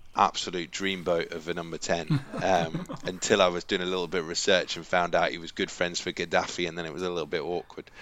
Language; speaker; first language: English; native; English